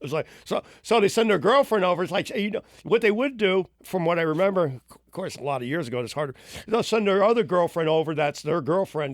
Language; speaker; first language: English; native; English